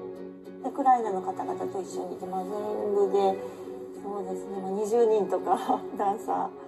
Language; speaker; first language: Japanese; native; Japanese